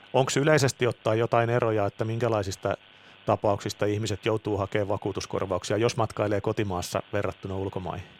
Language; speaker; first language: Finnish; native; Finnish